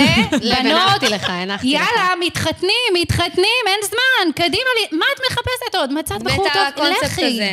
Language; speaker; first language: Hebrew; native; Hebrew